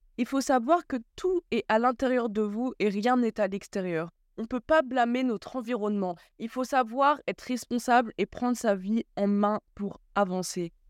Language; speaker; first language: French; early bilingual, other home language; Bambara